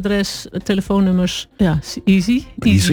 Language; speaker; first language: Dutch; native; Dutch